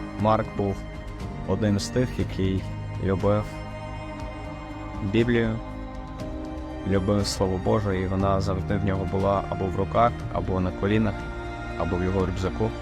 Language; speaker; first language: Ukrainian; native; Ukrainian